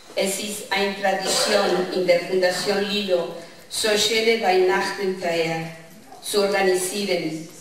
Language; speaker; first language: German; non-native, learner; Spanish